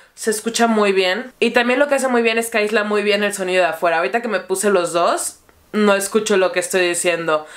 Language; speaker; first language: Spanish; native; Spanish